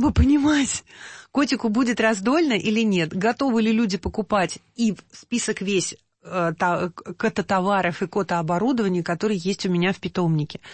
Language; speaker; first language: Russian; native; Russian